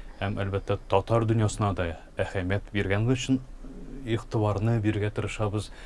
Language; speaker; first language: Tatar; early bilingual, heritage; Tatar